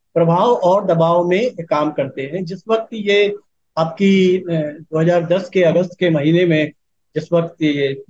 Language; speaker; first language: Hindi; native; Hindi